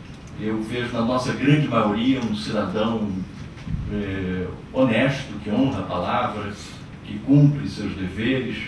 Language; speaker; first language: Portuguese; native; Portuguese